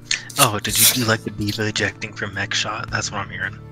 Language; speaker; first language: English; native; English